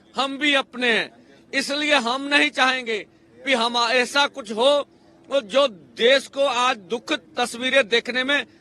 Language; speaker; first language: Hindi; non-native, local second language; Punjabi